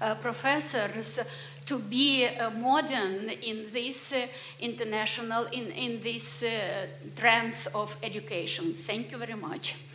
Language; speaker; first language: English; non-native, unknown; Ukrainian